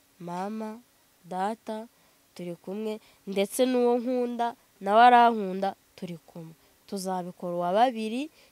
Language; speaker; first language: Kinyarwanda; native; Kinyarwanda